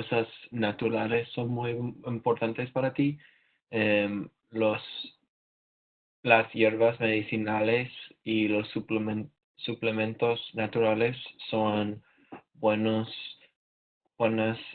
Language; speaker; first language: Spanish; non-native, learner; English